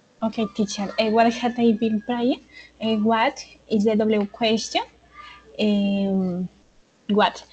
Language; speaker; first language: English; non-native, learner; Spanish